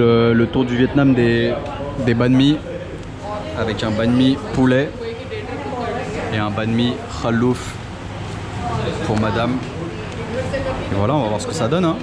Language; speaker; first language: French; native; French